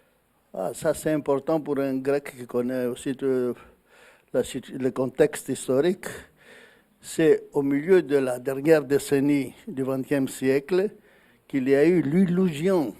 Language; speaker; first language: French; non-native, fluent; Greek